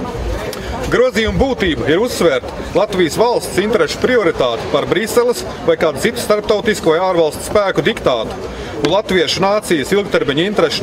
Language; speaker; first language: Latvian; native; Latvian